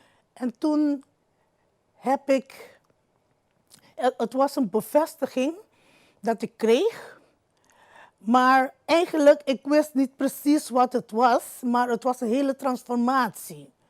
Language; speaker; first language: Dutch; non-native, local second language; Papiamento